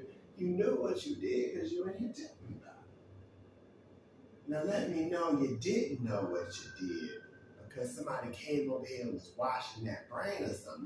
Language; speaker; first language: English; native; English